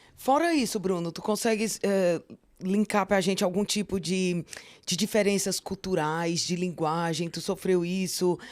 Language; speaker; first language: Portuguese; native; Portuguese